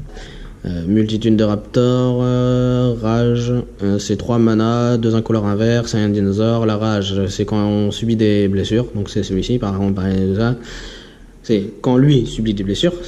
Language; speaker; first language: French; native; French